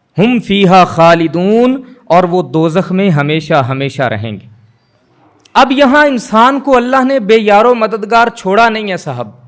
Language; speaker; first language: Urdu; non-native, local second language; Punjabi